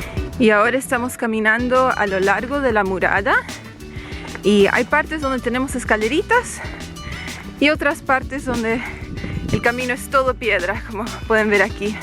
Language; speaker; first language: Spanish; native; Spanish